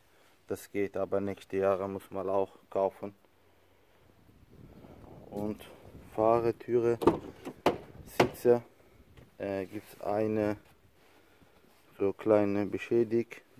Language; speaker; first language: German; non-native, learner; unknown